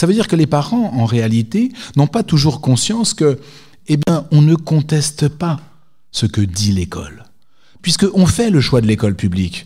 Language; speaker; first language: French; native; French